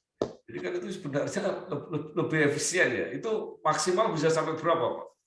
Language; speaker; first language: Indonesian; native; Indonesian